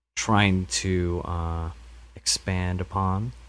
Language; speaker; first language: English; native; English